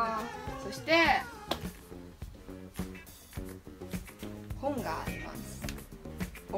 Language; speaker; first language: Japanese; non-native, learner; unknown